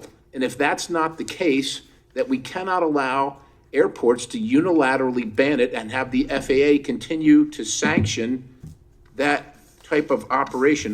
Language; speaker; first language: English; native; English